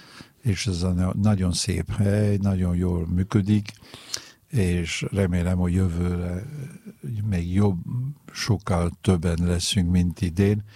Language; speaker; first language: Hungarian; non-native, fluent; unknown